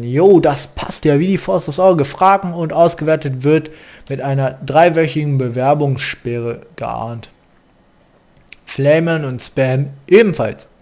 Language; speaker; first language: German; native; German